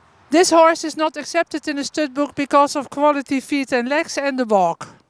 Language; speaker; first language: English; non-native, fluent; Dutch